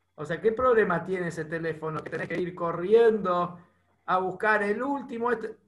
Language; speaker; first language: Spanish; native; Spanish